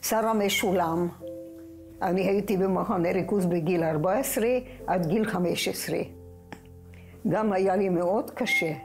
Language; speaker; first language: Hebrew; non-native, fluent; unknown